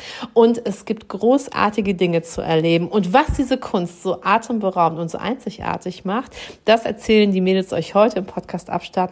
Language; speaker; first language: German; native; German